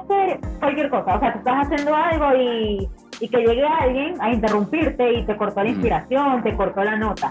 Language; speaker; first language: Spanish; native; Spanish